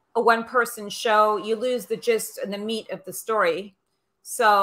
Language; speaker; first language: English; early bilingual, other home language; Portuguese